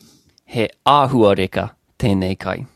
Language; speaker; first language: Māori; non-native, learner; English